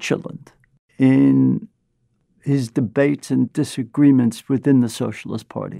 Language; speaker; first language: English; native; English